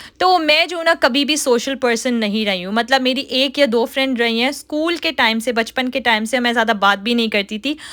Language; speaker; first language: Urdu; native; Urdu